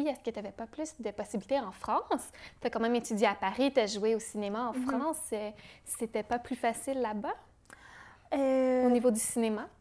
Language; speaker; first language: French; native; French